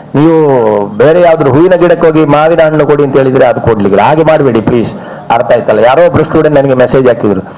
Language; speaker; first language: Kannada; non-native, local second language; Malayalam